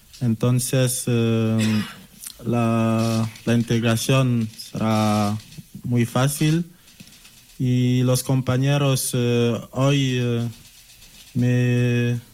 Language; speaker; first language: Spanish; non-native, learner; French